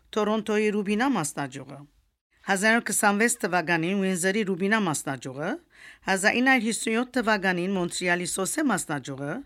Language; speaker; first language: Armenian; early bilingual, heritage; Armenian